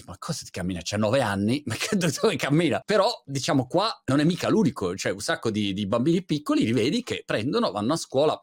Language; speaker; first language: Italian; native; Italian